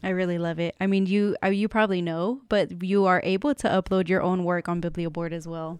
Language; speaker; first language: English; early bilingual, other home language; Spanish